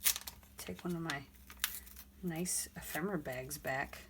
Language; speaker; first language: English; native; English